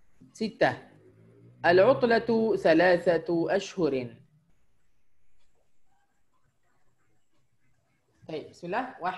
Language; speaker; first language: Arabic; non-native, fluent; Indonesian